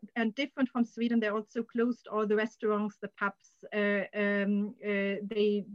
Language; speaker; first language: English; non-native, fluent; German